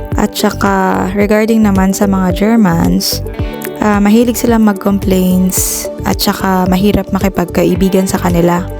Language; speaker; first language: Filipino; native; Filipino